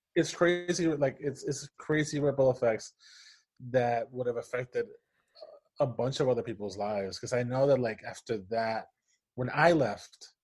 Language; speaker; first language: English; non-native, fluent; Spanish